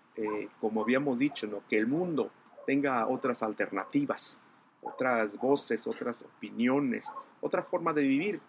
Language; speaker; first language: Spanish; non-native, local second language; Zapotec